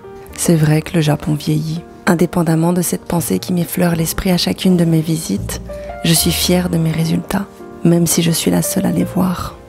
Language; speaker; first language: French; native; French